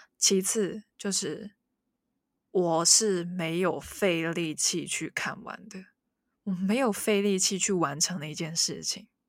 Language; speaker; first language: Chinese; non-native, local second language; Cantonese